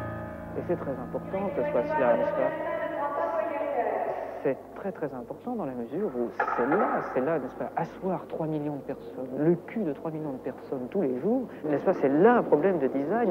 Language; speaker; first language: French; native; French